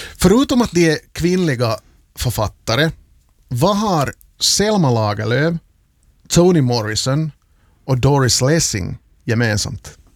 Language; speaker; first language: Swedish; native; Swedish